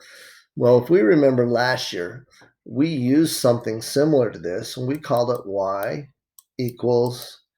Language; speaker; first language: English; native; English